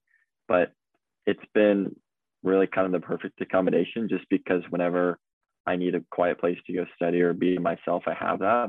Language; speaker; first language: English; native; English